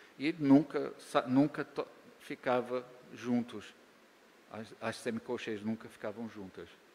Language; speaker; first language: Portuguese; native; Portuguese